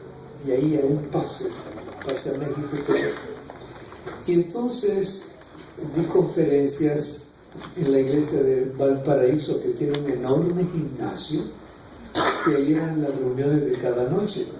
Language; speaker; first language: Spanish; native; Spanish